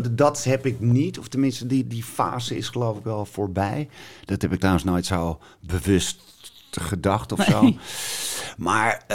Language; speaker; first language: Dutch; native; Dutch